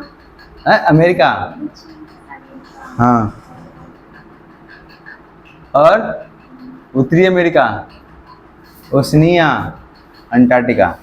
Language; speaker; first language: Hindi; native; Hindi